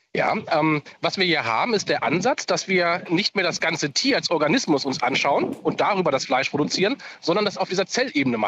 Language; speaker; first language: German; native; German